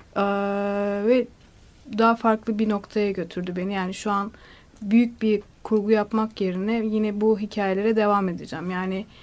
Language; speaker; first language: Turkish; native; Turkish